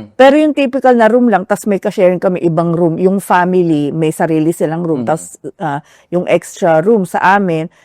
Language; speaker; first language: Filipino; native; Filipino